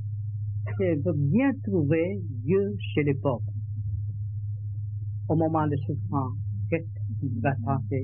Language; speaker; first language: French; non-native, learner; Vietnamese